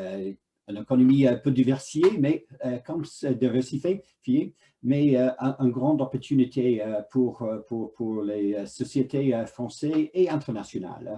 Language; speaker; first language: French; non-native, fluent; English